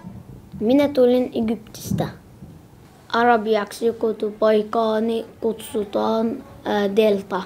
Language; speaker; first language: Finnish; non-native, learner; Arabic